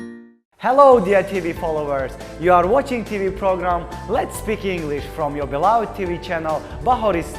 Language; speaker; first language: English; non-native, learner; Tajik